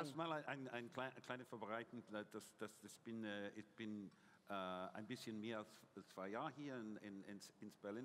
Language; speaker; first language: German; non-native, learner; English